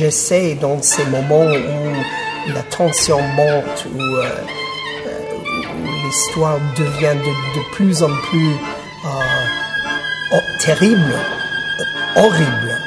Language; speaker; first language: French; non-native, fluent; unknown